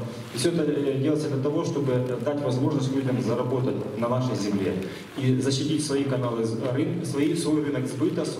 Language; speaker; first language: Russian; native; Russian